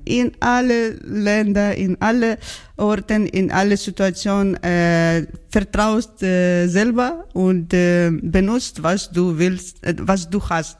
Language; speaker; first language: German; non-native, learner; Georgian